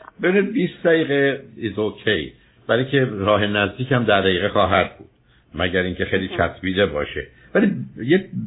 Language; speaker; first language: Persian; native; Persian